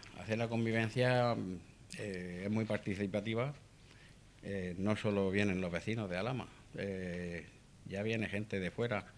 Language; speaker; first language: Spanish; native; Spanish